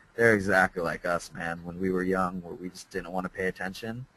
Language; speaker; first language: English; native; English